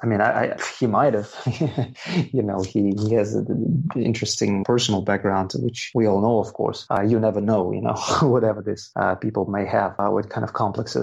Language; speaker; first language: English; non-native, fluent; Russian